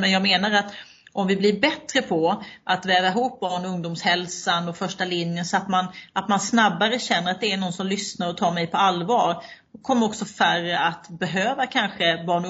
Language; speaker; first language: Swedish; native; Swedish